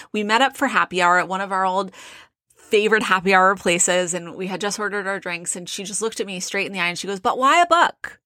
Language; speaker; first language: English; native; English